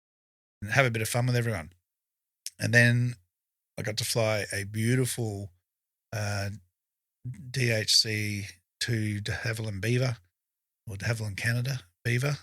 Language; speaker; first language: English; native; English